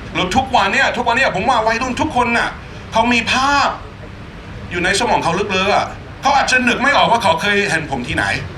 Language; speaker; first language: Thai; non-native, fluent; English